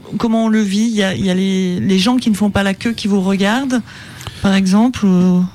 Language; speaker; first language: French; native; French